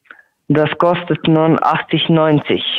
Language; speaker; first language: German; non-native, learner; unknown